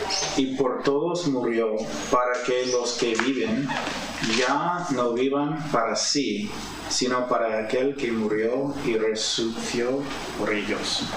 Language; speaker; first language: Spanish; non-native, fluent; English